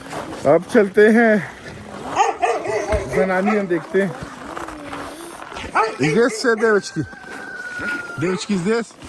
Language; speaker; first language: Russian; non-native, learner; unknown